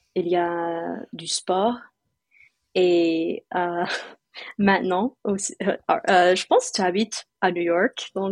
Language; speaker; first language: French; non-native, fluent; English